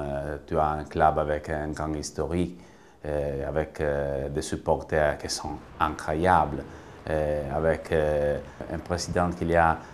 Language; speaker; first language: French; non-native, fluent; Italian